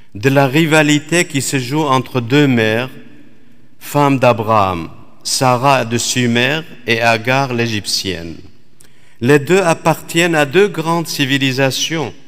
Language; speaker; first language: French; non-native, fluent; Aramaic